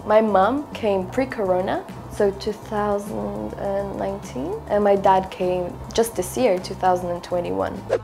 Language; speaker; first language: English; native; English